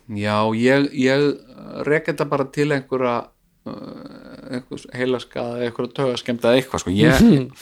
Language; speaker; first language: Icelandic; native; Icelandic